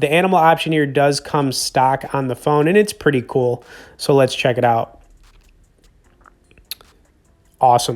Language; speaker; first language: English; native; English